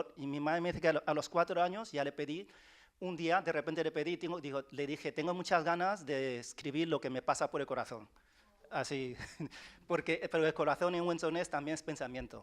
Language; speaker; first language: Spanish; early bilingual, other home language; Chinese